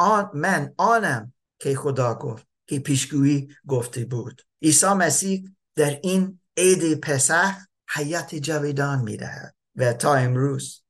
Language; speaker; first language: Persian; non-native, fluent; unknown